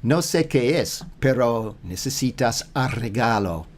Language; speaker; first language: Spanish; non-native, learner; English